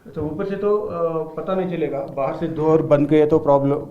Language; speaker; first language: Hindi; non-native, local second language; Telugu